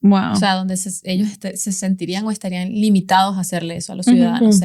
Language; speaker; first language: Spanish; native; Spanish